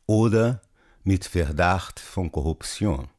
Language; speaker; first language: German; non-native, learner; Portuguese